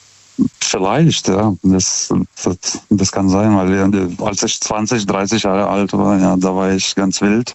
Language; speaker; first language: German; native; German